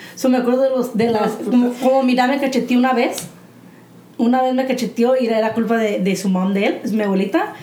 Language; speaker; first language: English; early bilingual, other home language; Spanish